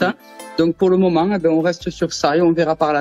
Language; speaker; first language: French; native; French